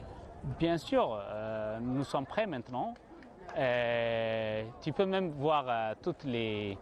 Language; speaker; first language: French; non-native, learner; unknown